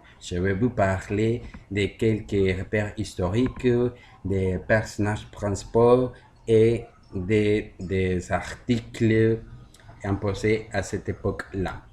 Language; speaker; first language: French; non-native, learner; Spanish